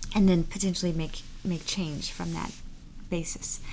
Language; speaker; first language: English; native; English